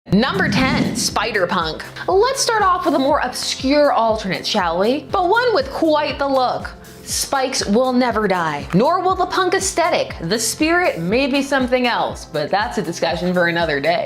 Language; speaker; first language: English; native; English